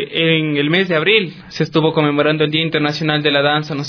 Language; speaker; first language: Spanish; native; Spanish